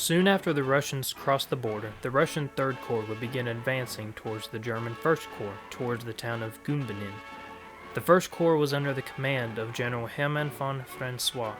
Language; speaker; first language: English; native; English